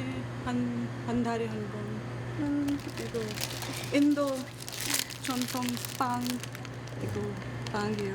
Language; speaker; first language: Korean; non-native, learner; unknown